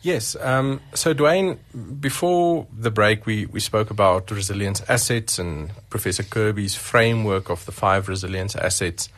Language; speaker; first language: English; non-native, local second language; Afrikaans